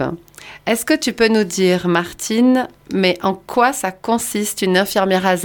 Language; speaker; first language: French; native; French